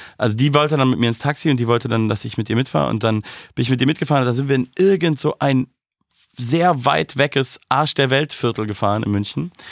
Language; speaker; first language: German; native; German